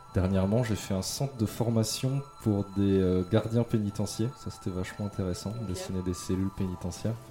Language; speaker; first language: French; native; French